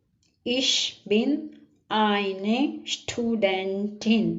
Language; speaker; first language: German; non-native, learner; Urdu